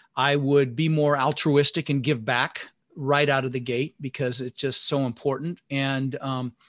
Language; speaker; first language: English; early bilingual, other home language; Dutch